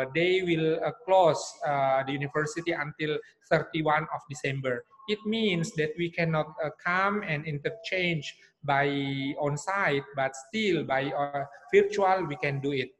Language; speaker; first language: English; non-native, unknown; Indonesian